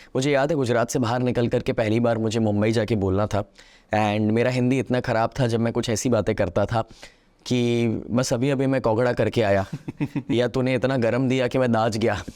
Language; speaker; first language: Hindi; non-native, local second language; Gujarati